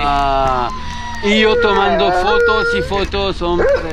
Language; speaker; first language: Spanish; non-native, learner; French